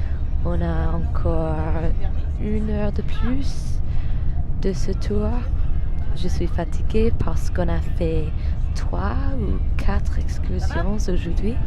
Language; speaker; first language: French; non-native, fluent; English